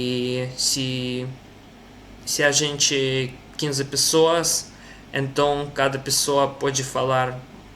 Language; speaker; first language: Portuguese; non-native, learner; Russian